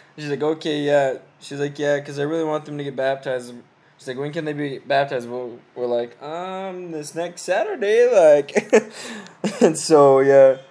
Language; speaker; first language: English; native; English